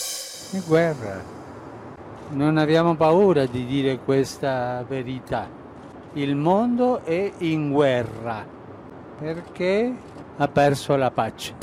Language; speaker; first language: Italian; non-native, fluent; Spanish